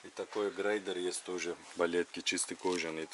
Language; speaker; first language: Russian; non-native, learner; Turkish